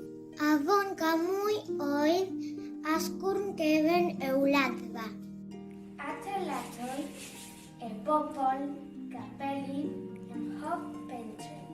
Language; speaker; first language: Welsh; non-native, learner; Spanish